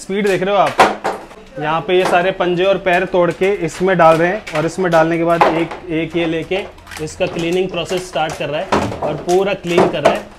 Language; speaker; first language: Hindi; native; Hindi